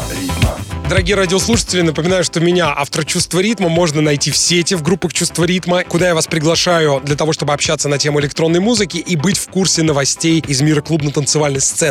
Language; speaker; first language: Russian; native; Russian